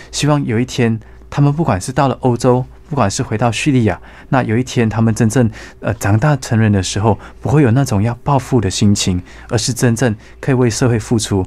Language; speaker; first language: Chinese; native; Chinese